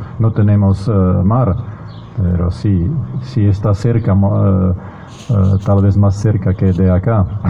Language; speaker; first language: Spanish; non-native, fluent; Slovak